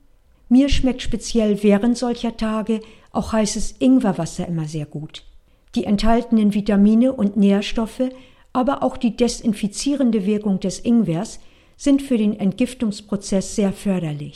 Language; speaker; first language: German; native; German